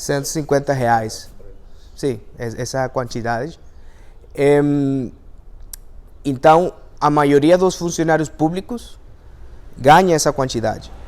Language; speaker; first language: Portuguese; non-native, fluent; Spanish